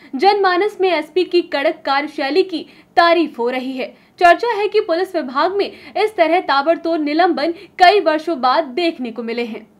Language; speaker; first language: Hindi; native; Hindi